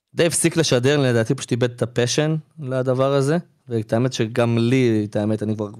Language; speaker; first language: Hebrew; native; Hebrew